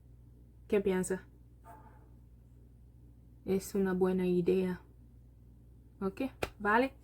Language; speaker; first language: Spanish; non-native, learner; Lingala